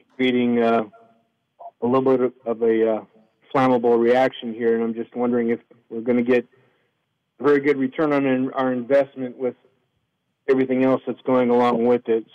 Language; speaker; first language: English; native; English